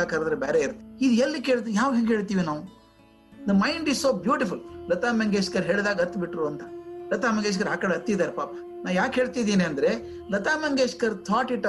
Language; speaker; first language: Kannada; non-native, local second language; Marathi